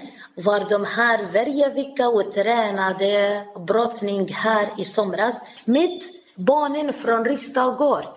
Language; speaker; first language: Swedish; non-native, learner; Arabic